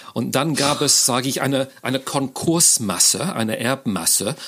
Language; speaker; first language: German; non-native, fluent; English